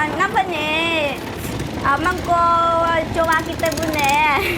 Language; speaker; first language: Korean; non-native, learner; Vietnamese